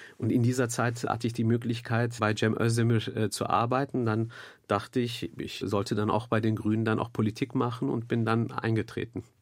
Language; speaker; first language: German; early bilingual, other home language; Turkish